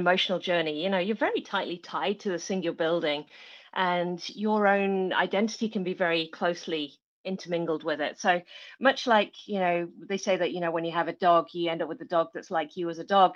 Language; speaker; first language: English; native; English